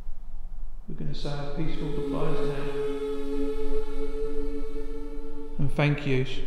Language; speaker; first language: English; native; English